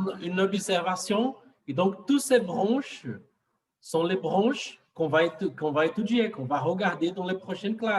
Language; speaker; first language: French; non-native, fluent; Portuguese